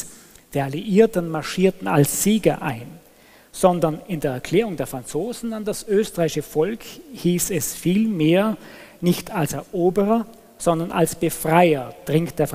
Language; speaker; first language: German; native; German